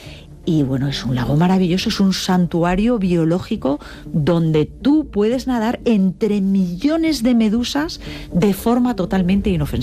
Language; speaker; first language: Spanish; native; Spanish